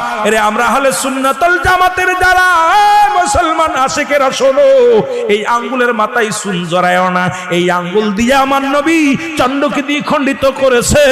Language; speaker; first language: Bangla; native; Bangla